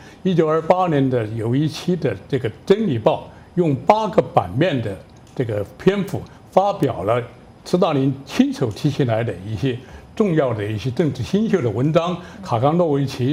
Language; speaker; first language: Chinese; native; Chinese